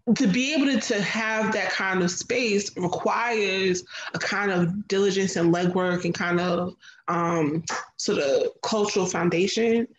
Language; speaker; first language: English; native; English